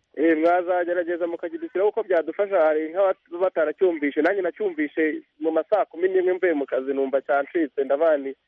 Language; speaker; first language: Kinyarwanda; native; Kinyarwanda